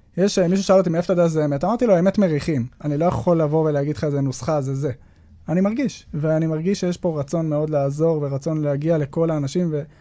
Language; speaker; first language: Hebrew; native; Hebrew